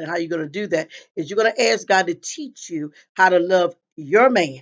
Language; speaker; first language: English; native; English